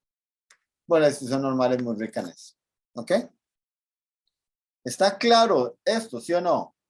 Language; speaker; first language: Spanish; native; Spanish